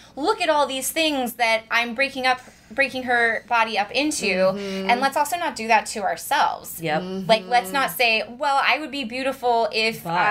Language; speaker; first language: English; native; English